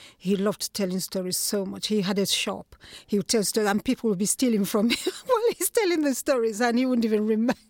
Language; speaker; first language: English; non-native, local second language; Igbo